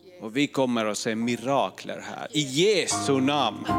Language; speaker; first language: Swedish; non-native, fluent; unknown